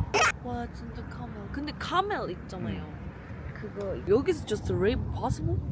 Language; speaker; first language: Korean; non-native, learner; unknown